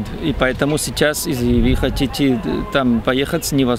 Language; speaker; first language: Russian; non-native, learner; Spanish